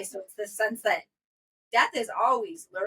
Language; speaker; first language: English; native; English